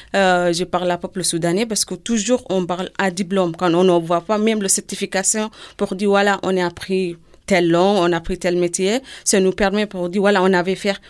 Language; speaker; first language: French; non-native, learner; Arabic